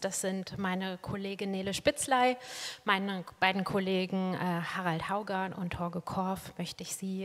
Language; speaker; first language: German; native; German